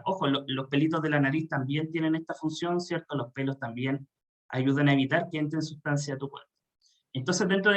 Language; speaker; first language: Spanish; native; Spanish